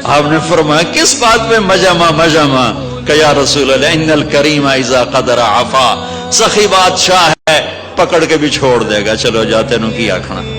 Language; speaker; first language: Urdu; non-native, local second language; Punjabi